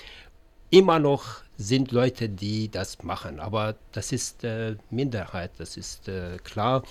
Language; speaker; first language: German; non-native, learner; Persian